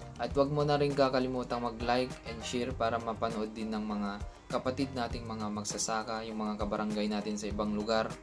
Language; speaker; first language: Filipino; non-native, local second language; Iloko